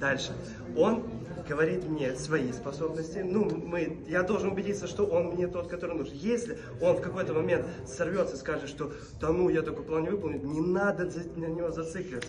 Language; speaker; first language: Russian; non-native, local second language; Uzbek